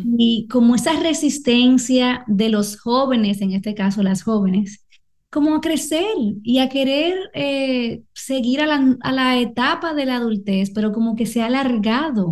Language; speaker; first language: Spanish; native; Spanish